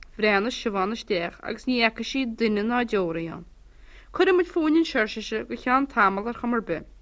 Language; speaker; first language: Irish; native; Irish